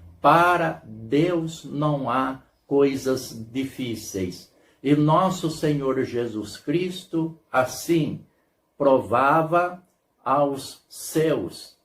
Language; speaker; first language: Portuguese; native; Portuguese